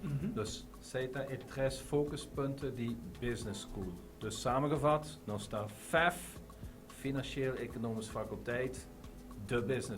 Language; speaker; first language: Dutch; non-native, local second language; Papiamento